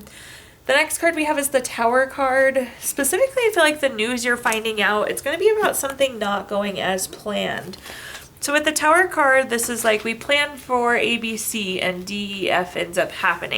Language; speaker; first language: English; native; English